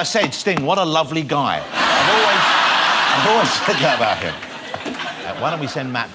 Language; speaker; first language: English; native; English